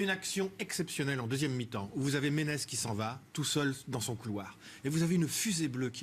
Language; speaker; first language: French; native; French